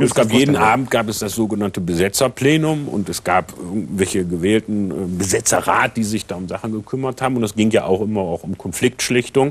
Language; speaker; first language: German; native; German